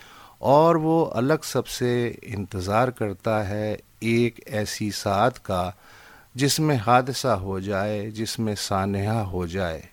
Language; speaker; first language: Urdu; native; Urdu